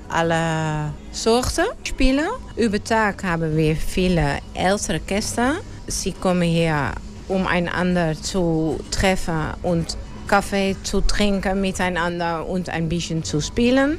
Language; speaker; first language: German; non-native, learner; Dutch